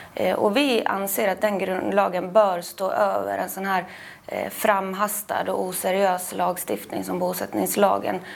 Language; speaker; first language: Swedish; native; Swedish